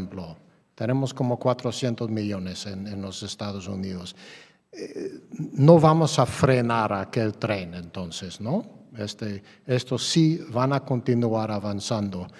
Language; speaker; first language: Spanish; non-native, fluent; English